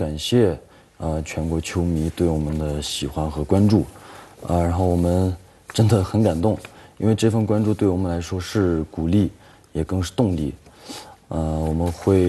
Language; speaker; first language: Chinese; native; Chinese